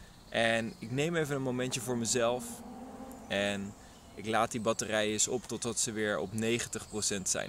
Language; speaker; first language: Dutch; native; Dutch